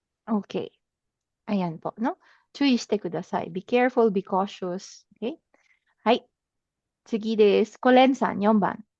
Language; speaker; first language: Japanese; non-native, fluent; Filipino